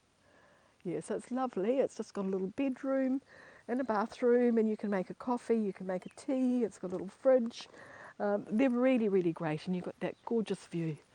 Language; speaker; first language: English; native; English